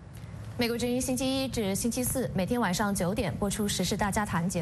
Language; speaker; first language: Chinese; native; Chinese